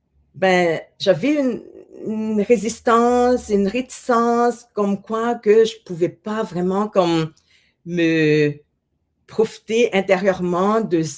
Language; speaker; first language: French; non-native, fluent; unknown